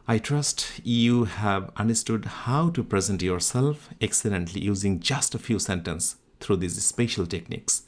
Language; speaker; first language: English; non-native, local second language; Bangla